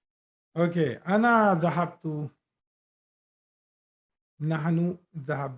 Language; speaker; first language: Arabic; non-native, fluent; Urdu